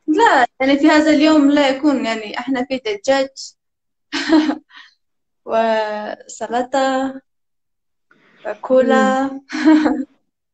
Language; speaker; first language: Arabic; non-native, learner; Turkish